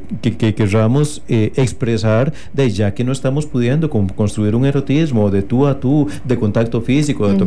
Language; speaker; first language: Spanish; native; Spanish